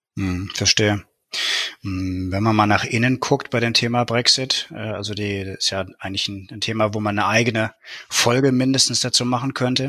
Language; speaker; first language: German; native; German